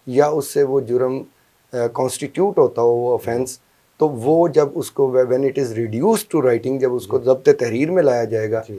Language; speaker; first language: Urdu; non-native, local second language; Punjabi